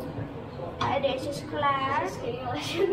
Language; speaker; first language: Dutch; early bilingual, other home language; Indonesian